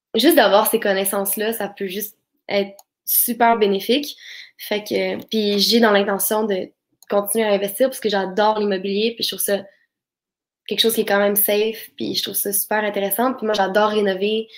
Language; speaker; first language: French; native; French